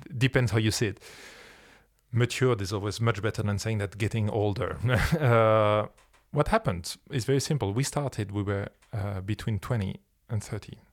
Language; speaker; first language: English; non-native, fluent; French